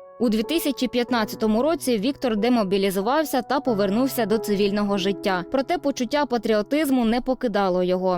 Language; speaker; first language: Ukrainian; native; Ukrainian